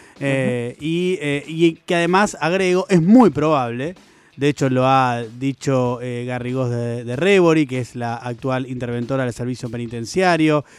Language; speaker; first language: Spanish; native; Spanish